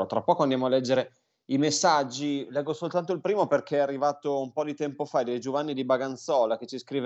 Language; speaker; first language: Italian; native; Italian